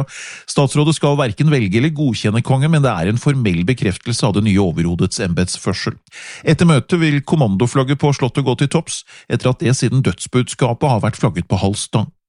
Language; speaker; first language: Norwegian; native; Norwegian